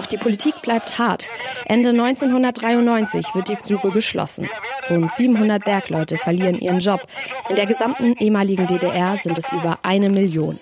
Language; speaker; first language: German; native; German